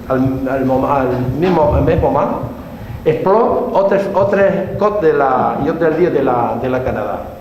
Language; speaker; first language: French; non-native, learner; Spanish